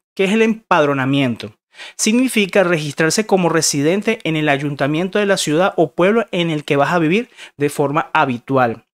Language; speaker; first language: Spanish; native; Spanish